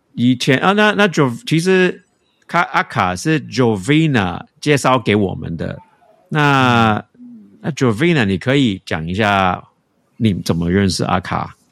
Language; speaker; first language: Chinese; non-native, fluent; English